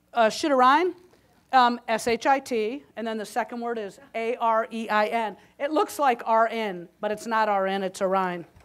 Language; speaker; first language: English; native; English